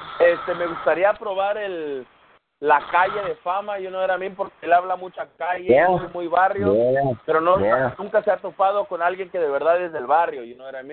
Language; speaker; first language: Spanish; early bilingual, heritage; Spanish